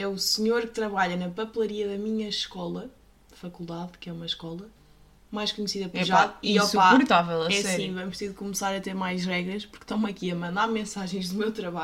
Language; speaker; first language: Portuguese; native; Portuguese